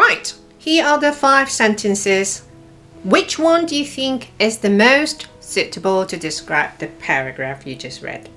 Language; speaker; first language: English; non-native, fluent; Cantonese